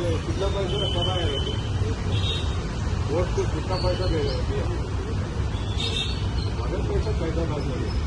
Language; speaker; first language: Hindi; non-native, fluent; Bangla